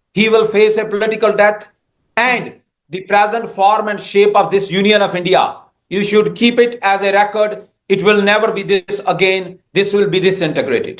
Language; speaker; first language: English; non-native, local second language; Punjabi